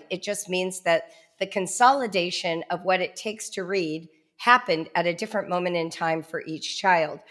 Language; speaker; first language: English; native; English